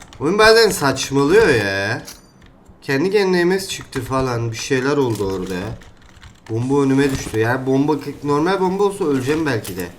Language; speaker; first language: Turkish; native; Turkish